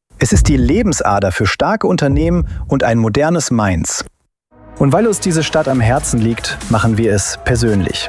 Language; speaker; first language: German; native; German